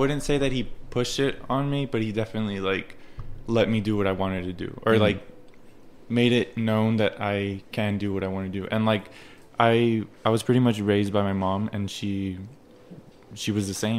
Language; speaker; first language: English; early bilingual, other home language; Spanish